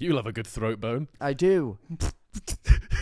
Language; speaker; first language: English; native; English